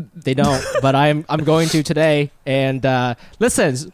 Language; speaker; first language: English; early bilingual, other home language; Japanese